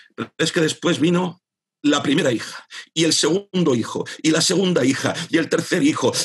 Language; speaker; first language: Spanish; native; Spanish